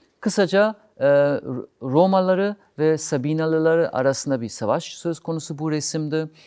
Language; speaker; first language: Turkish; non-native, fluent; German